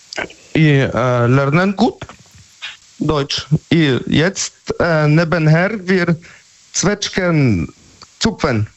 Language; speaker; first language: German; non-native, learner; Polish